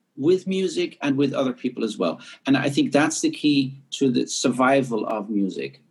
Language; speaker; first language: English; non-native, fluent; Dutch